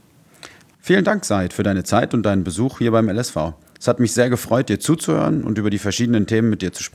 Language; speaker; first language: German; native; German